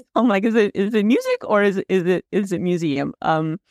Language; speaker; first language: English; non-native, fluent; Russian